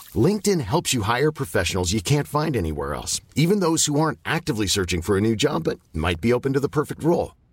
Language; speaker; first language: English; native; English